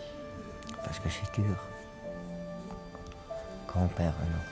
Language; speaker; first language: French; non-native, local second language; Swiss German